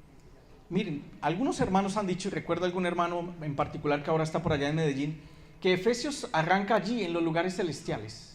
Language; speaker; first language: Spanish; native; Spanish